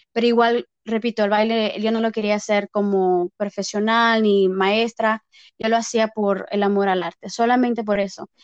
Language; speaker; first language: Spanish; early bilingual, heritage; Spanish